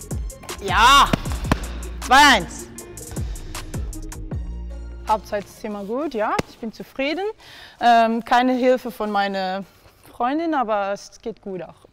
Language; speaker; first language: German; non-native, learner; Portuguese